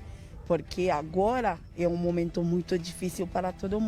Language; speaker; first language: Portuguese; non-native, learner; Haitian Creole